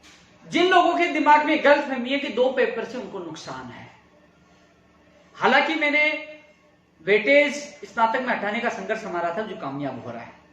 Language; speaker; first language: Hindi; native; Hindi